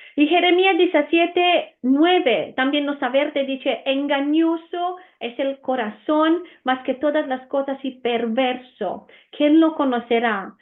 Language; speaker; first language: Spanish; non-native, fluent; Romanian